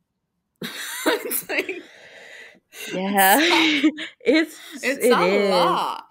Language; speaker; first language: English; non-native, fluent; Portuguese